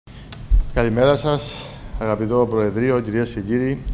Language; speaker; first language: Greek; native; Greek